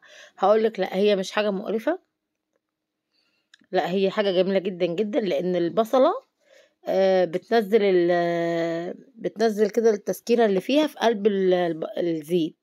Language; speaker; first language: Arabic; native; Arabic